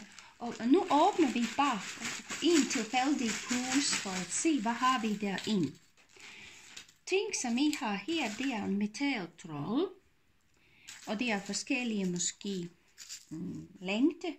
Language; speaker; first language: Danish; non-native, fluent; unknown